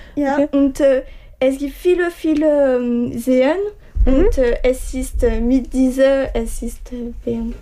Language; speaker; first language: German; non-native, learner; French